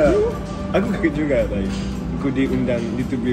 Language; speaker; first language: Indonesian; non-native, fluent; Japanese